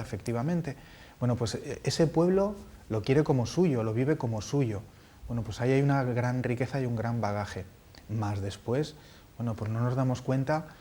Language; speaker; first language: Spanish; native; Spanish